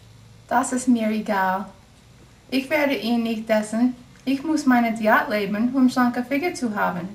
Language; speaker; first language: German; non-native, learner; English